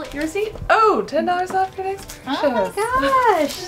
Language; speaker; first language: English; native; English